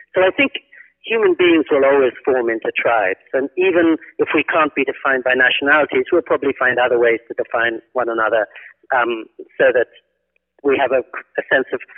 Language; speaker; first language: English; native; English